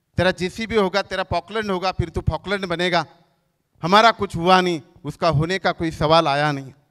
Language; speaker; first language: Hindi; non-native, local second language; Marathi